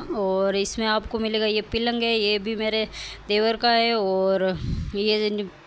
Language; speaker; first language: Hindi; native; Hindi